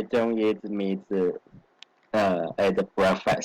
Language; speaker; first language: English; non-native, learner; Chinese